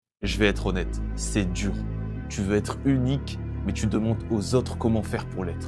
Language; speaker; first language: French; native; French